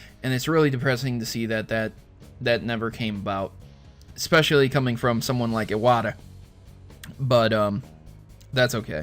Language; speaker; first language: English; native; English